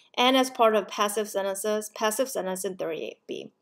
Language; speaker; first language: English; non-native, fluent; Korean